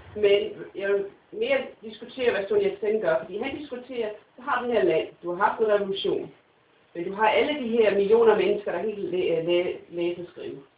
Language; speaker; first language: Danish; non-native, fluent; English